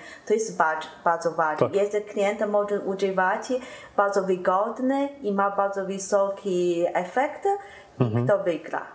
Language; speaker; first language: Polish; non-native, learner; Chinese